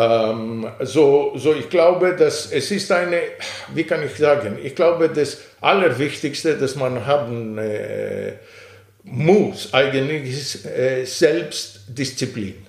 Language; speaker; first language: German; non-native, fluent; Greek